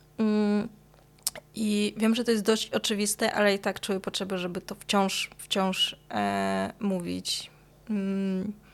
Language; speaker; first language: Polish; non-native, fluent; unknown